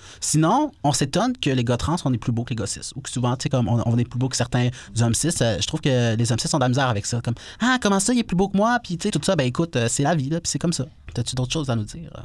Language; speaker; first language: French; native; French